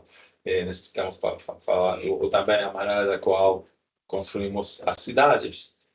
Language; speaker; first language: Spanish; non-native, learner; English